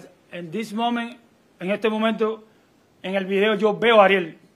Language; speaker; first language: Spanish; native; Spanish